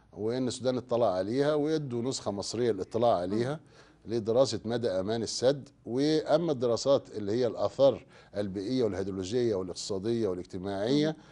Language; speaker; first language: Arabic; native; Arabic